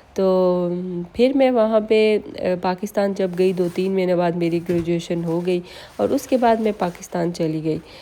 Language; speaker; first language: Urdu; non-native, local second language; Northern Hindko